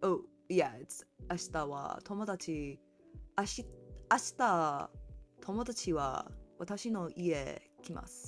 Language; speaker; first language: Japanese; non-native, learner; English